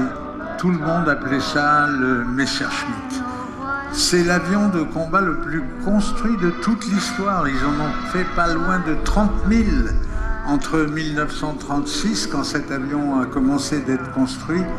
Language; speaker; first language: French; native; French